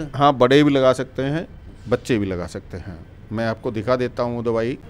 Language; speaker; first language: Hindi; native; Hindi